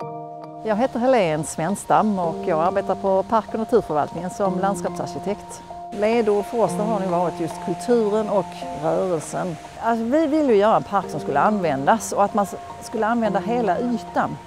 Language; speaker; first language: Swedish; native; Swedish